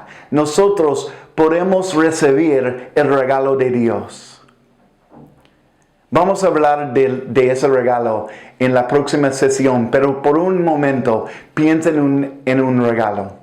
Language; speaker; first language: Spanish; non-native, fluent; English